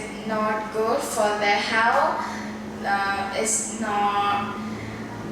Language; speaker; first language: English; non-native, learner; Vietnamese